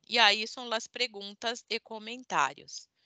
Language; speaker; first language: Spanish; non-native, learner; Portuguese